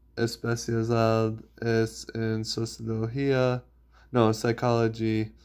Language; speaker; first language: Spanish; non-native, learner; English